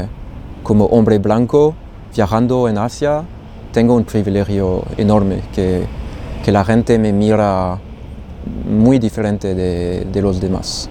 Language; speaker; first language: Spanish; non-native, fluent; French